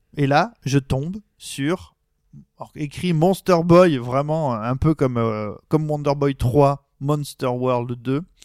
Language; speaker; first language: French; native; French